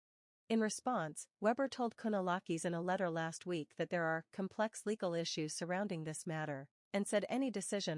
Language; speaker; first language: English; native; English